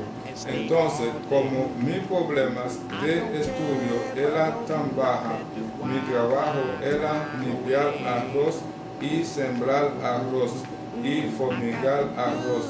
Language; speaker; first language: Spanish; non-native, local second language; Haitian Creole